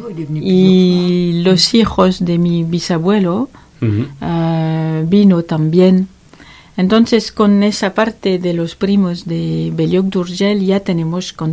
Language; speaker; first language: Spanish; non-native, learner; French